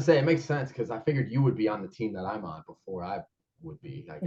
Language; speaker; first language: English; native; English